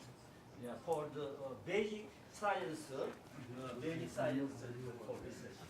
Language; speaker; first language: English; non-native, learner; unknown